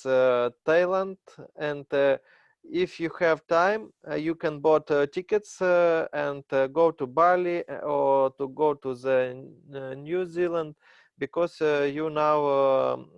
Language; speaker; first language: English; non-native, learner; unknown